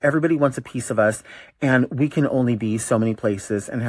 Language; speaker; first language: English; native; English